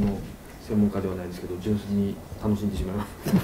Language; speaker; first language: Japanese; native; Japanese